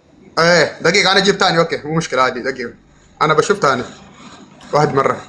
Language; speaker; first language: Arabic; non-native, learner; Oromo